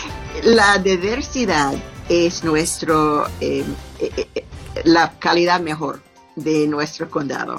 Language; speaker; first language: Spanish; non-native, fluent; English